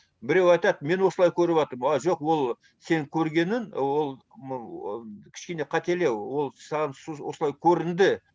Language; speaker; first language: Kazakh; early bilingual, heritage; Kazakh